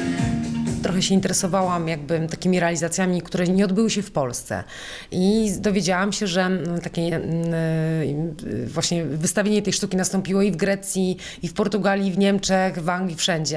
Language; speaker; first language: Polish; native; Polish